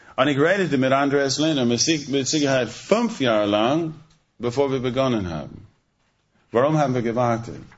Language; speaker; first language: German; non-native, fluent; English